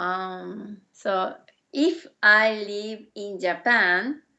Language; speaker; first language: English; non-native, learner; Japanese